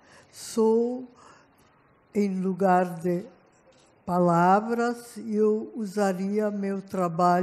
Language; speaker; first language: Portuguese; non-native, fluent; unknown